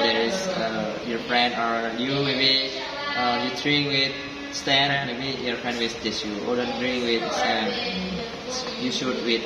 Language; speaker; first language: English; non-native, learner; Indonesian